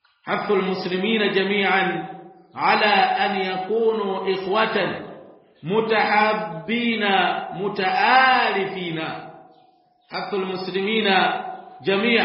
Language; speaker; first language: Arabic; non-native, fluent; Swahili